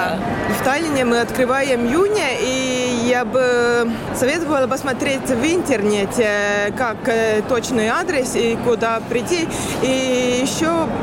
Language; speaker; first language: Russian; non-native, learner; Estonian